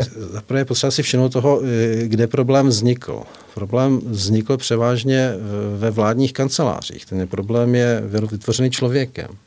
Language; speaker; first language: Czech; native; Czech